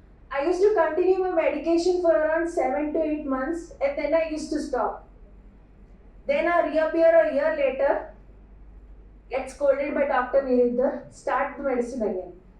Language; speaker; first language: English; non-native, local second language; Telugu